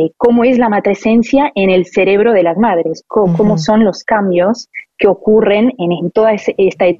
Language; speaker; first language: Spanish; non-native, fluent; French